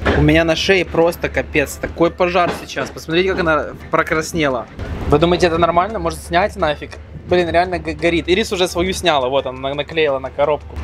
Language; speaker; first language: Russian; native; Russian